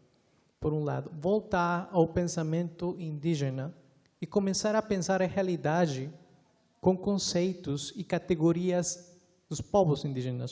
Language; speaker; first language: Portuguese; non-native, fluent; Spanish